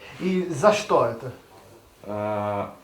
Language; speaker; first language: Russian; non-native, learner; English